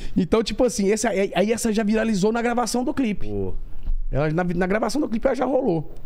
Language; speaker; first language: Portuguese; native; Portuguese